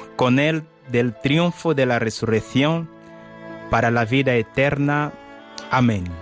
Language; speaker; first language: Spanish; non-native, fluent; Portuguese